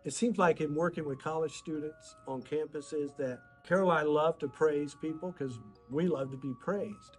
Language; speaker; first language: English; native; English